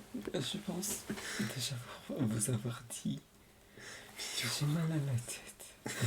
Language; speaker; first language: French; non-native, fluent; Spanish